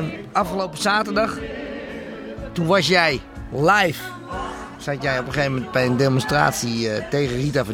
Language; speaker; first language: Dutch; native; Dutch